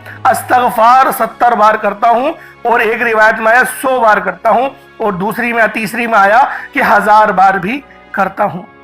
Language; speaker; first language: Urdu; native; Urdu